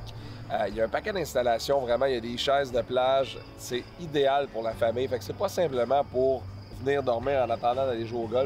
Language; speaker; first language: French; native; French